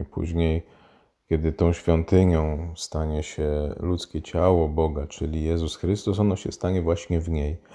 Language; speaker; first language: Polish; native; Polish